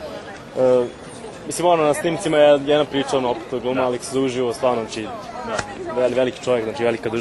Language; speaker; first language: Serbian; native; Serbian